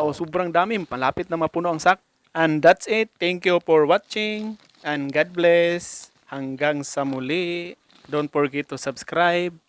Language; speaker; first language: Filipino; non-native, local second language; Cebuano